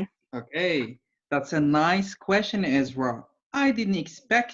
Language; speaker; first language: English; non-native, fluent; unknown